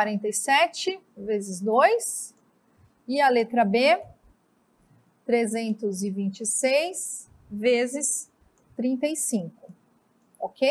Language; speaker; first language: Portuguese; native; Portuguese